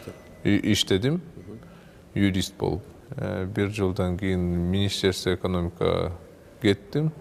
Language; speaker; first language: Kyrgyz; non-native, local second language; Russian